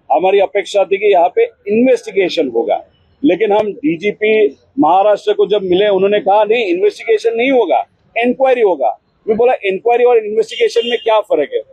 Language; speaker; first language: Hindi; non-native, local second language; Marathi